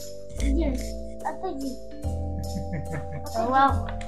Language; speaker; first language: Russian; non-native, local second language; Kazakh